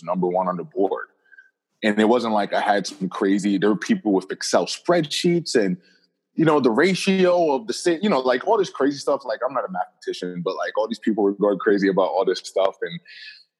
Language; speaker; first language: English; native; English